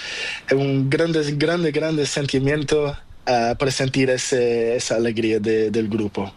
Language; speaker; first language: Spanish; non-native, learner; Portuguese